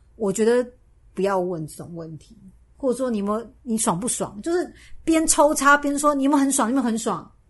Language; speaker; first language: Chinese; native; Chinese